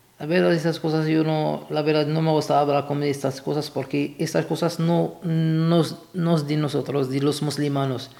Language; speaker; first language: Spanish; non-native, learner; Arabic